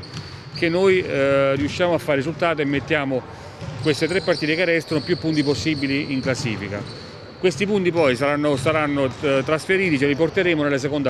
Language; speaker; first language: Italian; native; Italian